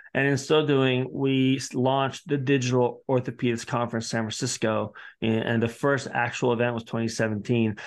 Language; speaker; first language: English; early bilingual, other home language; Italian